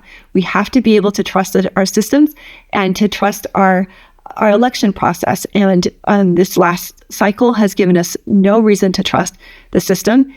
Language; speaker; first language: English; native; English